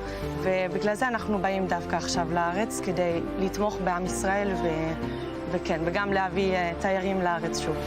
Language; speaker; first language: Hebrew; non-native, fluent; German